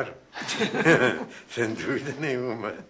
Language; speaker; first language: Portuguese; non-native, fluent; Sinhala